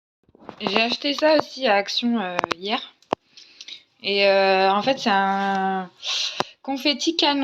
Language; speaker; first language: French; native; French